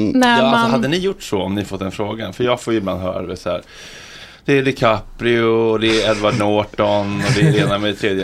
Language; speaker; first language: Swedish; native; Swedish